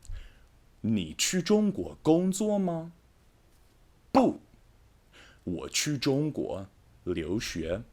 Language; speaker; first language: Chinese; non-native, fluent; English